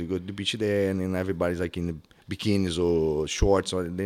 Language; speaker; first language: English; non-native, fluent; Portuguese